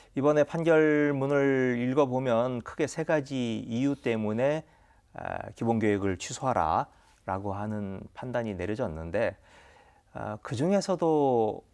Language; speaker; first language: Korean; native; Korean